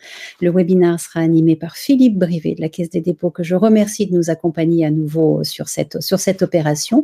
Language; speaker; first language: French; native; French